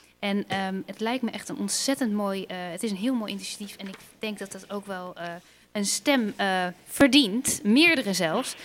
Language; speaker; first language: Dutch; native; Dutch